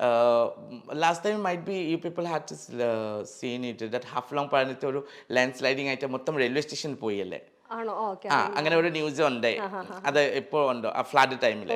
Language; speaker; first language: Malayalam; non-native, local second language; Assamese